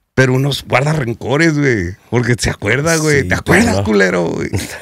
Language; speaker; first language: Spanish; early bilingual, heritage; Spanish